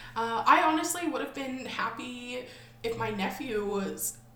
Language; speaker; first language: English; native; English